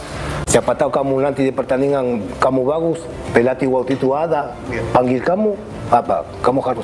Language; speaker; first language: Indonesian; non-native, local second language; Spanish